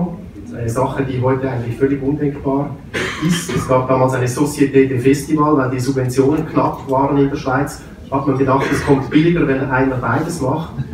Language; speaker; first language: German; native; German